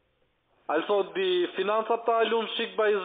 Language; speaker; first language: German; non-native, learner; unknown